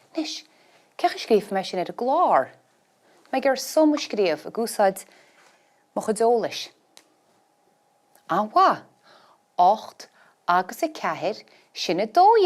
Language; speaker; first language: Irish; native; Irish